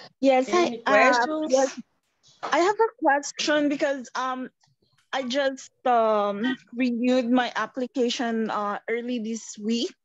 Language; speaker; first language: English; non-native, local second language; Arabic